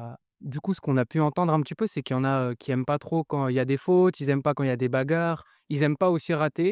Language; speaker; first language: French; native; French